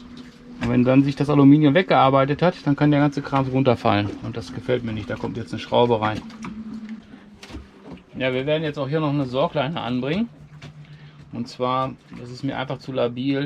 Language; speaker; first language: German; native; German